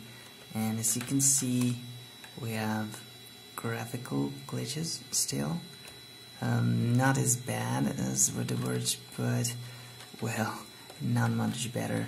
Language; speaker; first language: English; non-native, fluent; Hungarian